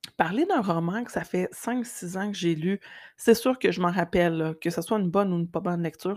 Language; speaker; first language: French; native; French